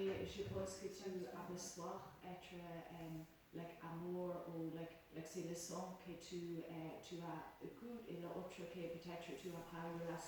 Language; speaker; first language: French; non-native, learner; English